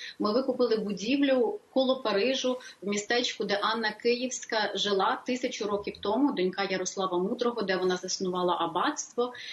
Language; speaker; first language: Ukrainian; native; Ukrainian